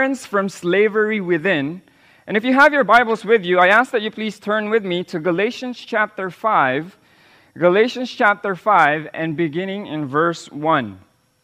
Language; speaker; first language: English; non-native, local second language; Filipino